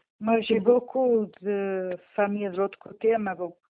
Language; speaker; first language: French; non-native, learner; Portuguese